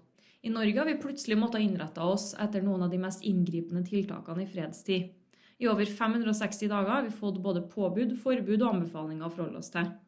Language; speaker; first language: Norwegian; native; Norwegian